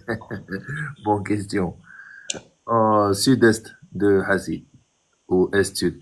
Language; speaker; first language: French; non-native, local second language; Arabic